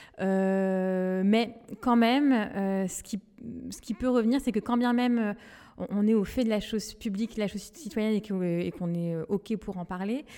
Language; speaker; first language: French; non-native, local second language; Malagasy